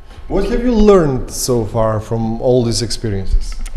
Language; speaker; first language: English; non-native, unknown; Macedonian